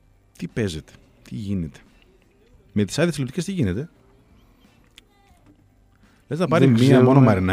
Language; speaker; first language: Greek; native; Greek